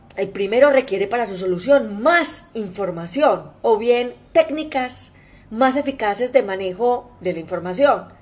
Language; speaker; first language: Spanish; native; Spanish